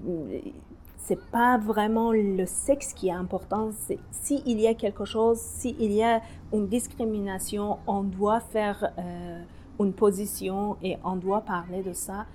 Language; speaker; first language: French; non-native, learner; Persian